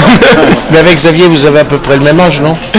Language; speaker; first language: French; native; French